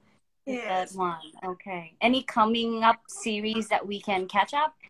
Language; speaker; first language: English; non-native, fluent; Thai